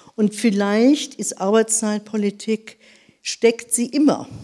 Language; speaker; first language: German; native; German